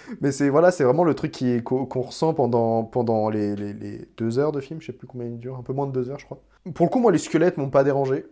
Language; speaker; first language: French; native; French